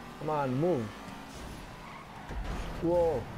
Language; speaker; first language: English; non-native, learner; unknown